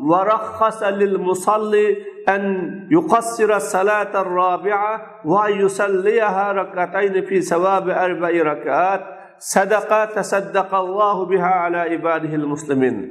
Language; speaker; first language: Arabic; non-native, fluent; Uzbek